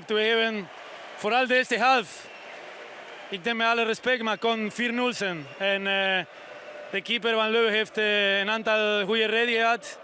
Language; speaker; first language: Dutch; non-native, fluent; Spanish